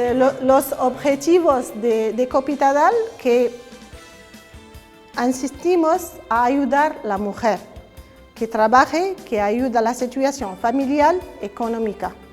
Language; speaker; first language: Spanish; non-native, learner; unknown